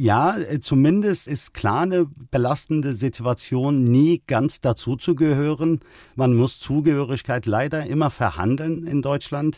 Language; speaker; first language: German; early bilingual, other home language; Turkish